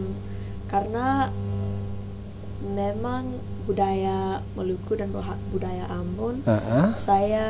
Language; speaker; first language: Indonesian; non-native, learner; English